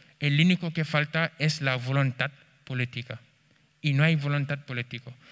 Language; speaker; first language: Spanish; non-native, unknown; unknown